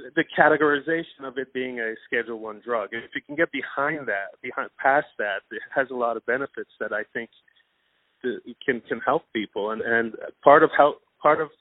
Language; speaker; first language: English; non-native, fluent; Persian